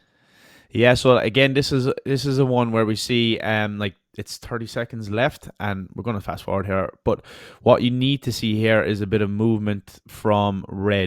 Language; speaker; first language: English; native; English